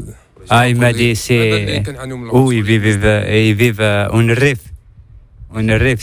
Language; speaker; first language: Spanish; non-native, learner; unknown